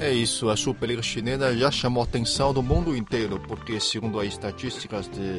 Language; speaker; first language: Portuguese; non-native, fluent; Chinese